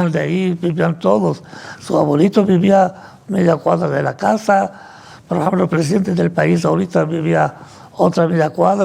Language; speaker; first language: Spanish; non-native, fluent; Arabic